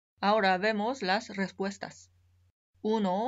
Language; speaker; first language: Spanish; non-native, fluent; Korean